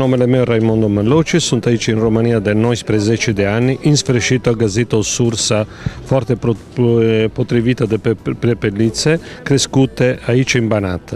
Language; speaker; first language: Romanian; non-native, learner; Italian